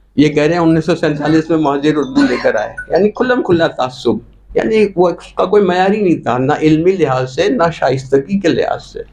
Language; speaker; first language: Urdu; native; Urdu